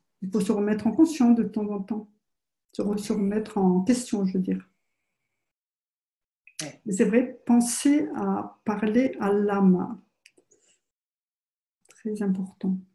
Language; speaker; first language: French; native; French